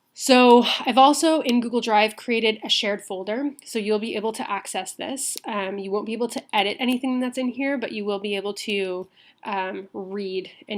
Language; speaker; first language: English; native; English